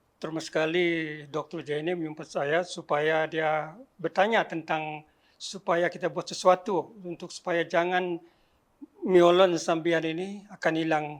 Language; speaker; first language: Malay; non-native, local second language; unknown